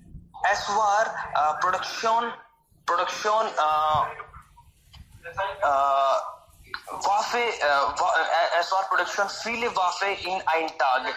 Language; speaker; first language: German; non-native, learner; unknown